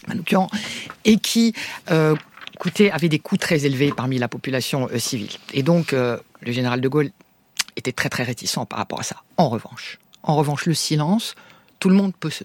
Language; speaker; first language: French; native; French